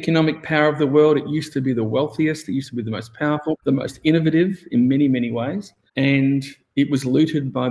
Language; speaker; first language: English; native; English